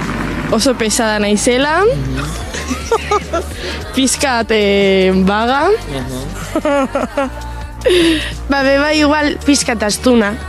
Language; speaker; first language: Basque; non-native, local second language; Spanish